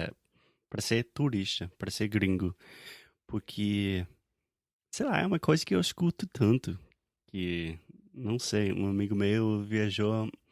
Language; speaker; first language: Portuguese; non-native, fluent; English